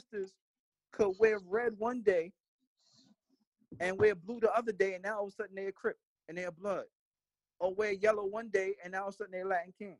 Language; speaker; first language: English; native; English